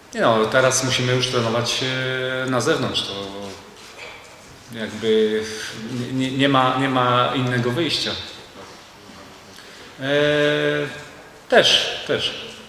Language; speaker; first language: Polish; native; Polish